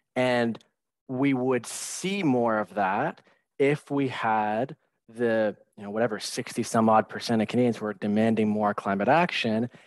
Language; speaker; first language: English; native; English